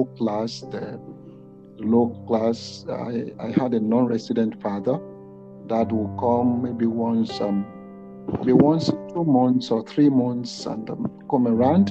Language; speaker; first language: English; non-native, local second language; Yoruba